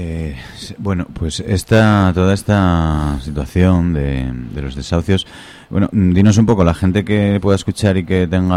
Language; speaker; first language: Spanish; native; Spanish